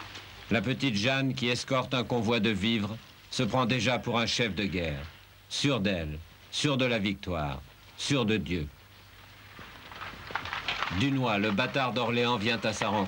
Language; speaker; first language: French; native; French